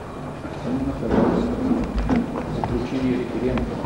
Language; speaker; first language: Russian; native; Russian